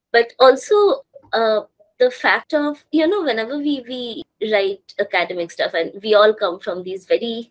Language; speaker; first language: English; non-native, local second language; Bangla